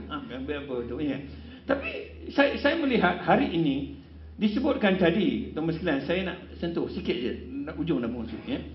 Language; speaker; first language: Malay; non-native, local second language; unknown